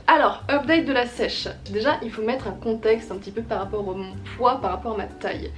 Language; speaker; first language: French; native; French